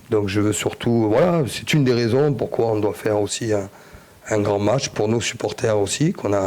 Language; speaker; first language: French; native; French